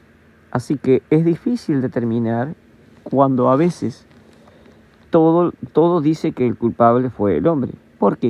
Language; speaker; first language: Spanish; native; Spanish